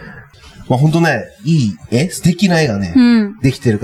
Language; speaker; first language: Japanese; native; Japanese